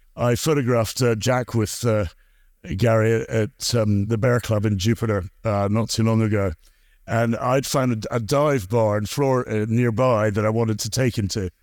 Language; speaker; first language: English; native; English